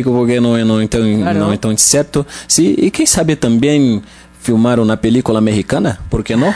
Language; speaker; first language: Spanish; non-native, learner; Portuguese